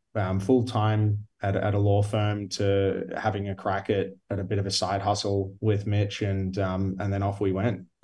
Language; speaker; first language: English; native; English